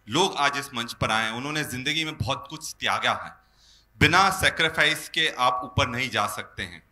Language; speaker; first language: Hindi; native; Hindi